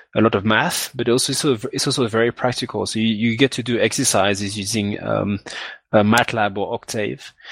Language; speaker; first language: English; non-native, fluent; French